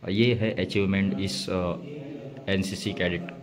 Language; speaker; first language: Hindi; non-native, local second language; Marathi